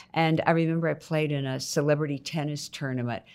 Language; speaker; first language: English; native; English